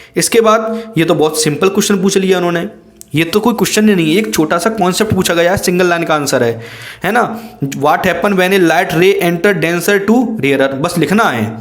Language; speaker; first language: Hindi; native; Hindi